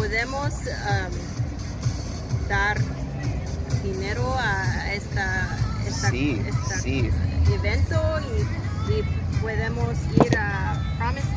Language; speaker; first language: Spanish; non-native, learner; English